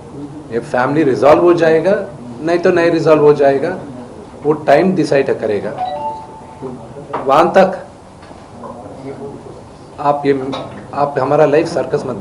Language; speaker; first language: Hindi; non-native, local second language; Telugu